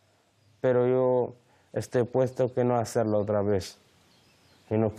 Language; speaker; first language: Spanish; non-native, learner; Arabic